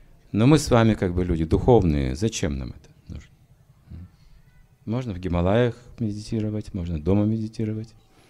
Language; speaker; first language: Russian; native; Russian